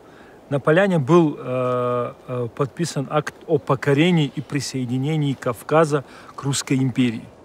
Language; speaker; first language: Russian; native; Russian